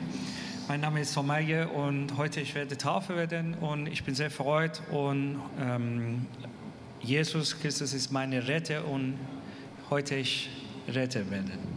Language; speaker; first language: German; non-native, learner; Persian